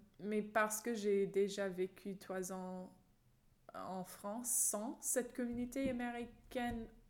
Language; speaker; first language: French; non-native, fluent; English